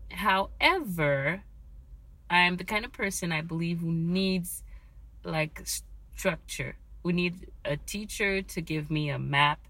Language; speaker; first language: English; non-native, fluent; French